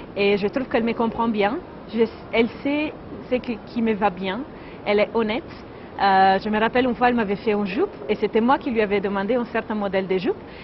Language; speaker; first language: French; non-native, fluent; Italian